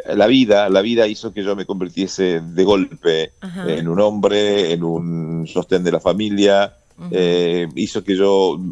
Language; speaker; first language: Spanish; native; Spanish